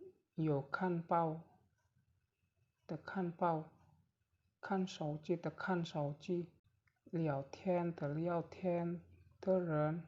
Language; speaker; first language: Chinese; non-native, learner; Indonesian